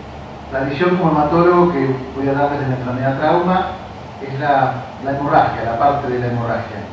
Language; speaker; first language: Spanish; native; Spanish